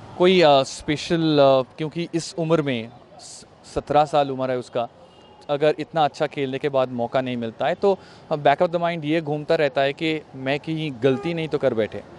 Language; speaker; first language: Hindi; non-native, local second language; Bangla